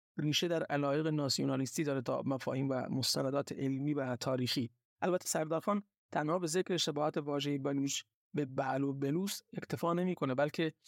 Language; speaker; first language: Persian; non-native, local second language; Baluchi